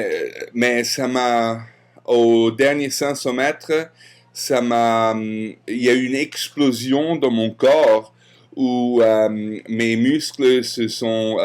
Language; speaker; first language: French; non-native, fluent; German